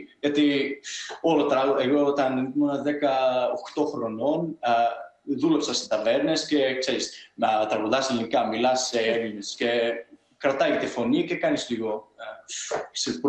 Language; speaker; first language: Greek; early bilingual, heritage; Greek